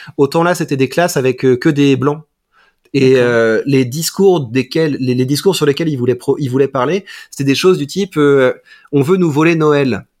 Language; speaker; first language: French; native; French